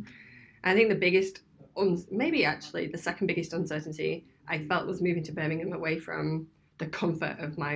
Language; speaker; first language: English; native; English